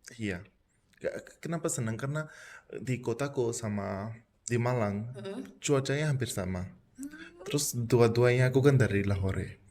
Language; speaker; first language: Indonesian; non-native, fluent; Punjabi